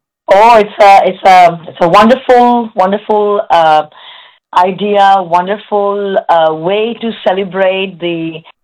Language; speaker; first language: English; non-native, local second language; Bangla